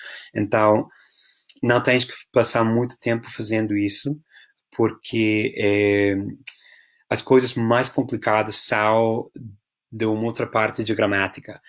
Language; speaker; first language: Portuguese; non-native, fluent; English